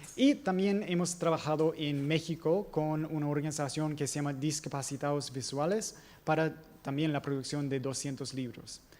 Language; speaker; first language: Spanish; non-native, fluent; English